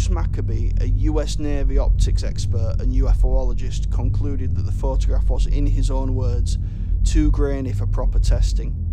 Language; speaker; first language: English; native; English